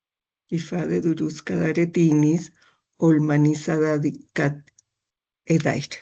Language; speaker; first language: Turkish; non-native, learner; Spanish